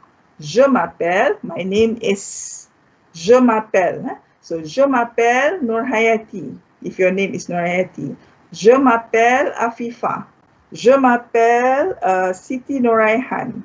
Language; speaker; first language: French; non-native, fluent; Malay